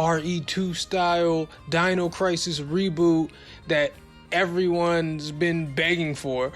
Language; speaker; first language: English; native; English